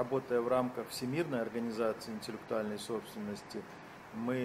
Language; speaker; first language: Russian; native; Russian